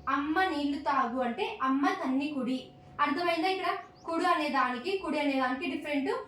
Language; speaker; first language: Telugu; non-native, local second language; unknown